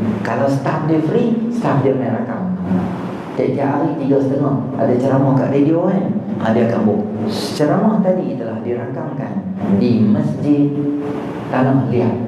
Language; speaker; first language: Malay; native; Malay